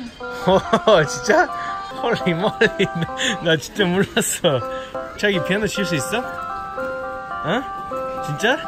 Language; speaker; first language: Korean; non-native, learner; English